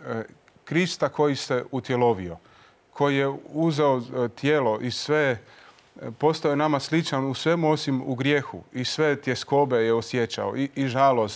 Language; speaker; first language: Croatian; native; Croatian